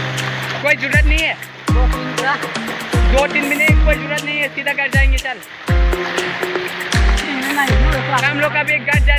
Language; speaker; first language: Hindi; non-native, local second language; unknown